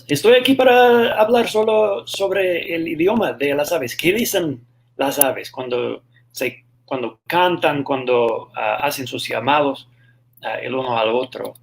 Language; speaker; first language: Spanish; non-native, fluent; English